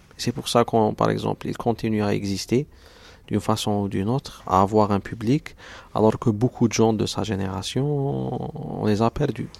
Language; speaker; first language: French; non-native, local second language; Arabic